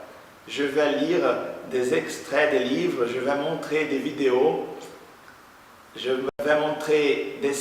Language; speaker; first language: French; non-native, fluent; Portuguese